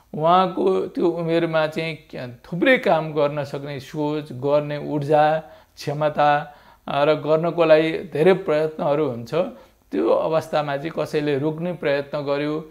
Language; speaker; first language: Nepali; native; Nepali